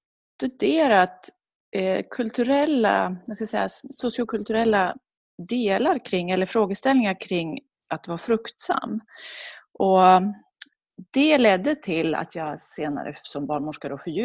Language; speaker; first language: Swedish; native; Swedish